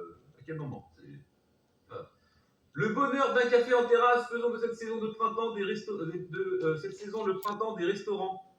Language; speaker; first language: French; native; French